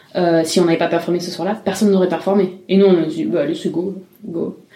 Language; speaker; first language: French; native; French